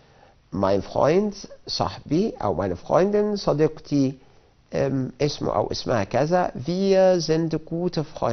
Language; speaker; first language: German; non-native, fluent; Arabic